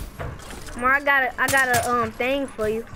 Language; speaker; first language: English; native; English